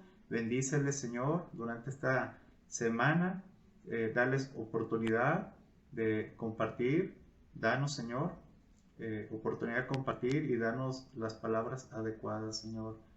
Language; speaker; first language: Spanish; native; Spanish